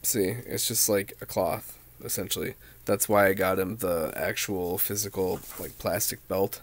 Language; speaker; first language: English; native; English